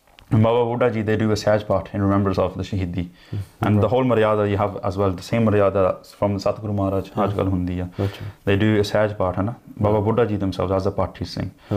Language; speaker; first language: English; early bilingual, other home language; Punjabi